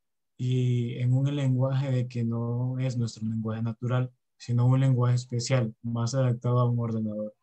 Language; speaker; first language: Spanish; native; Spanish